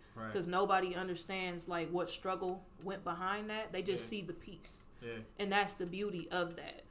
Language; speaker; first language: English; native; English